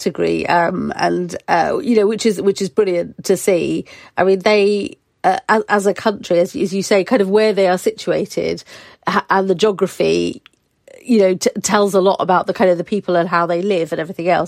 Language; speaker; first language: English; native; English